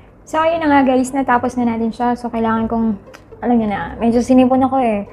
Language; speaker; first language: Filipino; native; Filipino